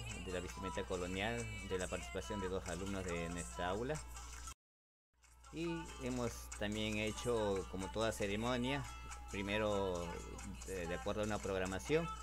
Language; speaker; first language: Spanish; native; Spanish